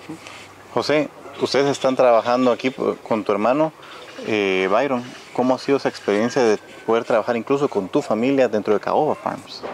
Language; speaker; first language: Spanish; native; Spanish